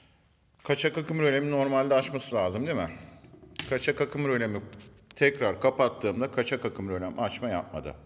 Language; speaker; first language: Turkish; native; Turkish